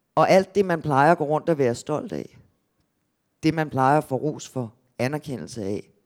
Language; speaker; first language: Danish; native; Danish